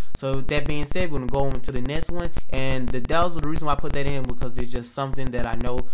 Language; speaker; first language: English; native; English